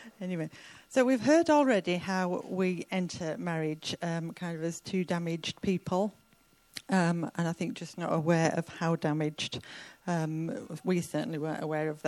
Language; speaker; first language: English; native; English